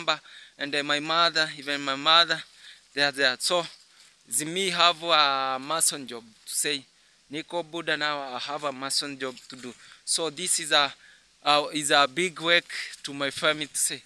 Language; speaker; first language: English; non-native, learner; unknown